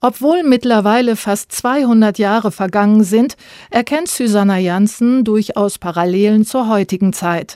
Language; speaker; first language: German; native; German